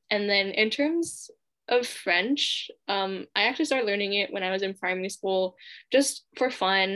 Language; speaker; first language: English; non-native, local second language; Cantonese